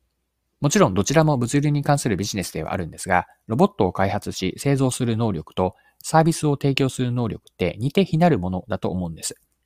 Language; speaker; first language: Japanese; native; Japanese